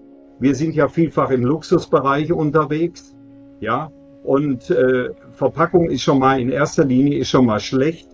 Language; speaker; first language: German; native; German